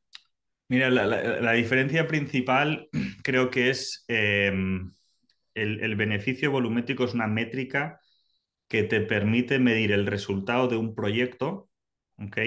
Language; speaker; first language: Spanish; native; Spanish